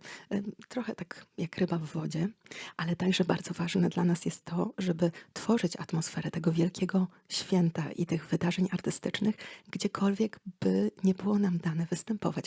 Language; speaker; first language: Polish; native; Polish